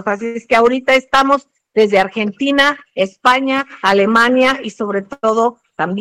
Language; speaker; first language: Spanish; native; Spanish